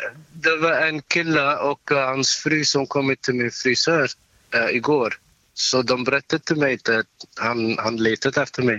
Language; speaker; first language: Swedish; non-native, learner; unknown